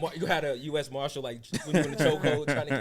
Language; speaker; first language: English; native; English